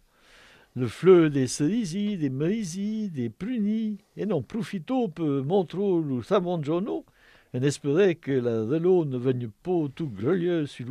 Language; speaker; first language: French; native; French